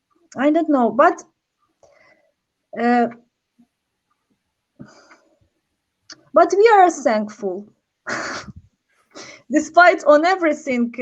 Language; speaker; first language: English; non-native, learner; Ukrainian